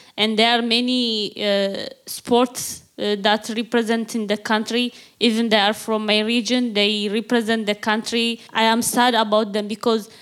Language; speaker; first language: English; non-native, learner; Tigrinya